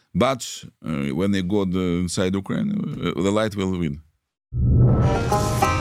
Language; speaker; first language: English; non-native, learner; Russian